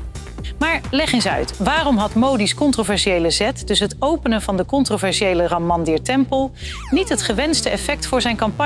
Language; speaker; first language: Dutch; native; Dutch